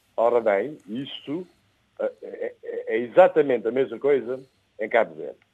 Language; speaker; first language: Portuguese; non-native, local second language; Kabuverdianu